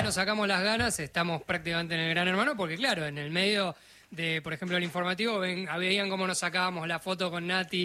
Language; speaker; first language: Spanish; native; Spanish